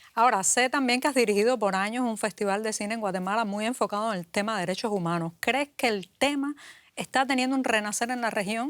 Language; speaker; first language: Spanish; native; Spanish